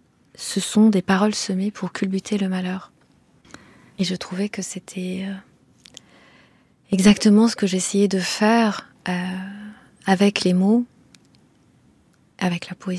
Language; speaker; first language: French; non-native, local second language; Kinyarwanda